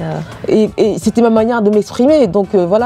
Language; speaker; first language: French; native; French